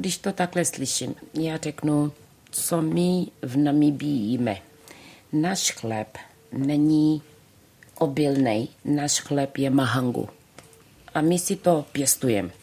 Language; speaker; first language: Czech; early bilingual, other home language; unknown